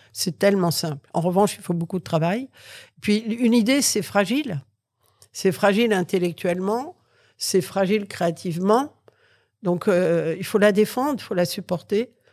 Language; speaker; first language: French; early bilingual, other home language; Catalan